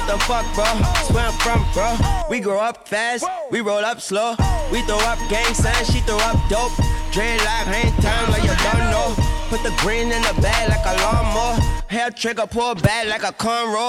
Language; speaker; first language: English; non-native, fluent; Portuguese